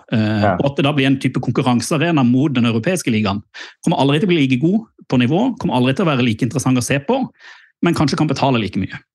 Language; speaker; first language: Norwegian; native; Norwegian